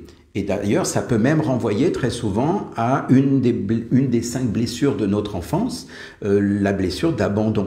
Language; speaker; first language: French; native; French